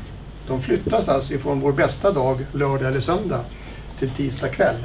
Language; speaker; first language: Swedish; native; Swedish